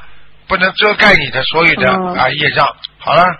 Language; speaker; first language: Chinese; native; Chinese